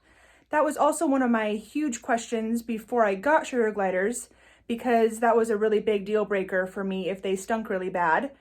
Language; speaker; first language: English; native; English